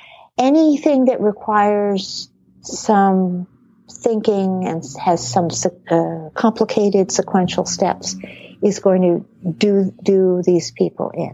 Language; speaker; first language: English; native; English